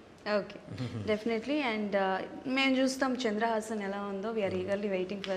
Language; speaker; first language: Telugu; native; Telugu